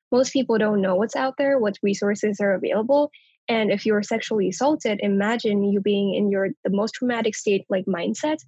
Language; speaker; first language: English; non-native, local second language; Nepali